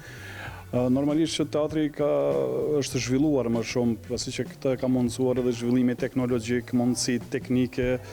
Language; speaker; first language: Albanian; native; Albanian